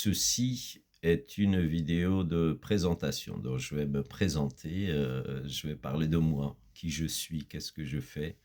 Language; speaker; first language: French; non-native, fluent; Kurdish